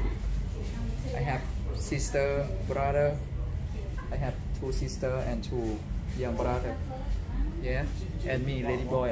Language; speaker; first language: English; non-native, learner; Thai